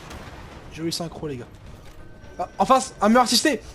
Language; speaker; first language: French; native; French